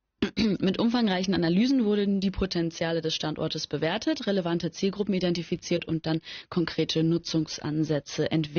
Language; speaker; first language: German; native; German